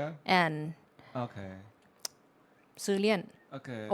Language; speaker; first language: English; non-native, learner; Thai